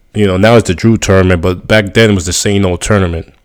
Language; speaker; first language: English; early bilingual, other home language; Spanish